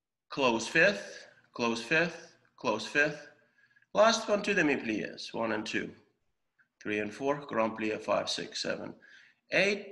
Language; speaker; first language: English; non-native, fluent; Estonian